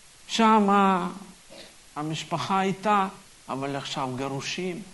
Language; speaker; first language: Hebrew; non-native, fluent; Russian